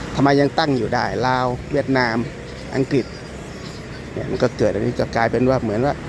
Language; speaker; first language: Thai; native; Thai